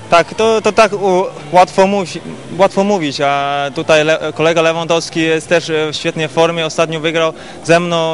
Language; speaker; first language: Polish; non-native, fluent; Chinese